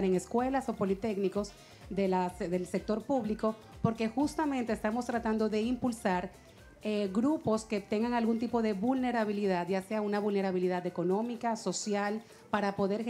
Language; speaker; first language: Spanish; native; Spanish